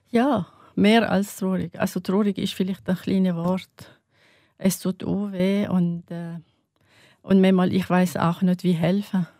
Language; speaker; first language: German; non-native, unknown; Arabic